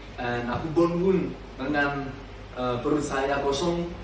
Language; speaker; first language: Indonesian; non-native, learner; French